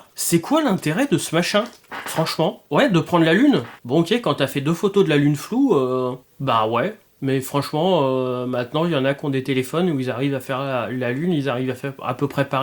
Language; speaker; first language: French; native; French